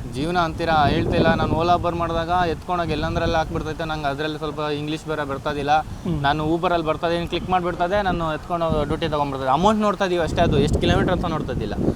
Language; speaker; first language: Kannada; non-native, local second language; Telugu